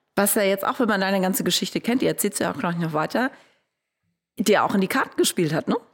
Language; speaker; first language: German; native; German